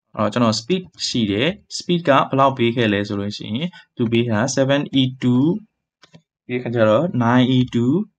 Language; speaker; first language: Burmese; native; Burmese